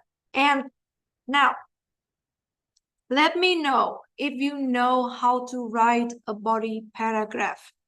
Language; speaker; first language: English; non-native, fluent; Vietnamese